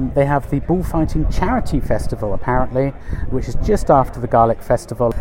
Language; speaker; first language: English; native; English